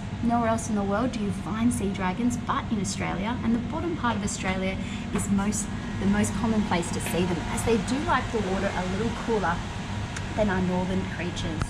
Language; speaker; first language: English; native; English